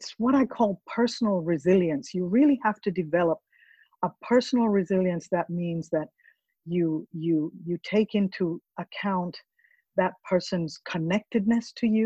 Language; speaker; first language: English; non-native, local second language; Ganda